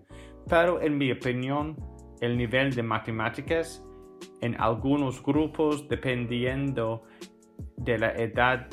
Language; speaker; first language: Spanish; non-native, fluent; English